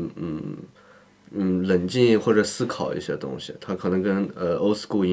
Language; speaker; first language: Chinese; native; Chinese